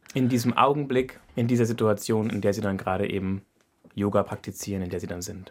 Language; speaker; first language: German; native; German